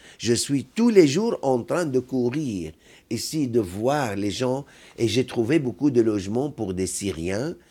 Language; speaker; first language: French; non-native, fluent; Arabic